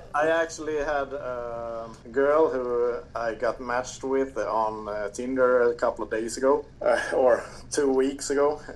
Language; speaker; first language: English; non-native, fluent; Swedish